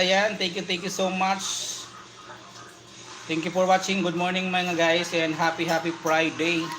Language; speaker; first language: English; non-native, local second language; Filipino